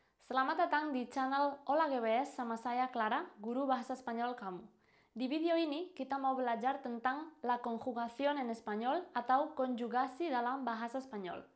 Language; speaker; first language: Indonesian; non-native, fluent; Spanish